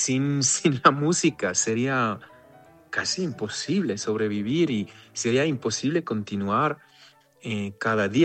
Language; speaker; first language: Spanish; non-native, fluent; Hebrew